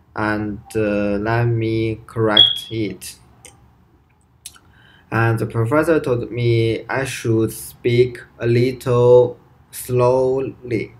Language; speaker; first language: English; non-native, learner; Chinese